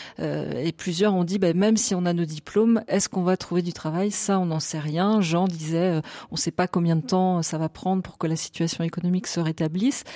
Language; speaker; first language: French; native; French